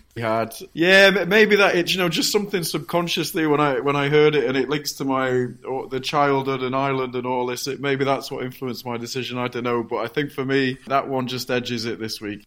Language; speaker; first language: English; native; English